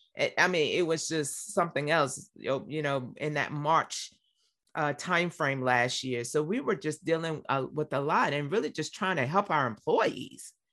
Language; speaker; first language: English; native; English